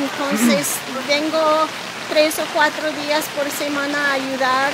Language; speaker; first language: Spanish; non-native, learner; English